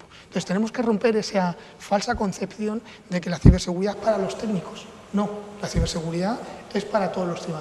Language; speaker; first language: Spanish; native; Spanish